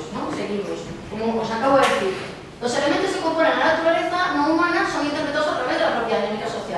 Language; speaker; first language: Spanish; native; Spanish